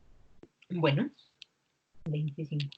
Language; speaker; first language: Spanish; native; Spanish